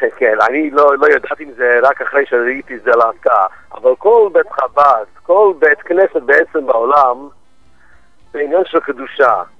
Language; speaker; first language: Hebrew; non-native, fluent; English